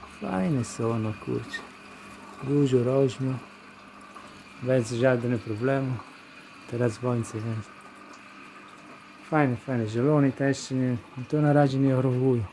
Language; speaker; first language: Polish; non-native, learner; Italian